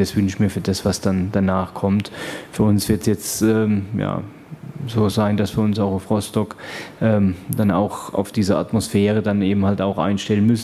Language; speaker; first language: German; native; German